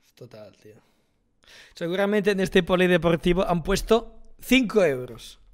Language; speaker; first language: Spanish; native; Spanish